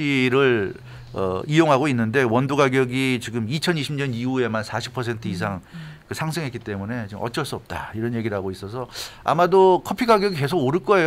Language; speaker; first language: Korean; native; Korean